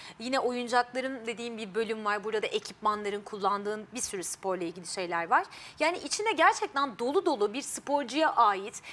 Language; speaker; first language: Turkish; native; Turkish